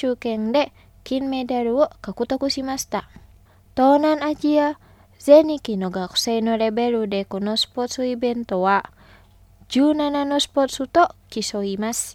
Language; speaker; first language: Japanese; non-native, fluent; Indonesian